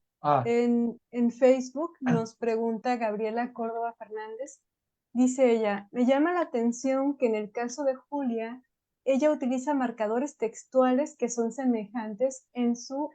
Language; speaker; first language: Spanish; native; Spanish